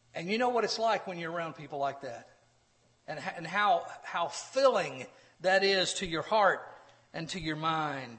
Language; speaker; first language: English; native; English